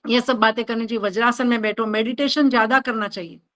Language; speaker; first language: Hindi; non-native, local second language; Marathi